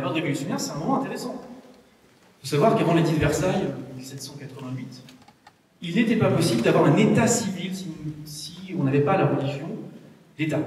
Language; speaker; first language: French; native; French